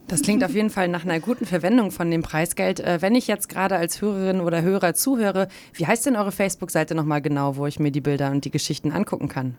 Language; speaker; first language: German; native; German